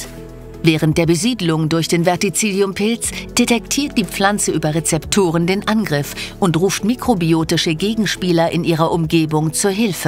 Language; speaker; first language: German; native; German